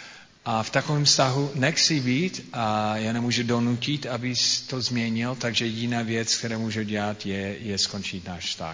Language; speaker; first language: Czech; non-native, fluent; English